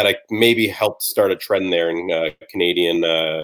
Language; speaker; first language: English; native; English